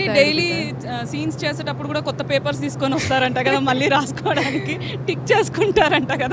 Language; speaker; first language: Telugu; native; Telugu